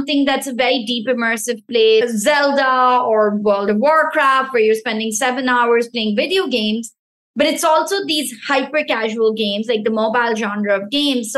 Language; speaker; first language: English; non-native, local second language; Pashto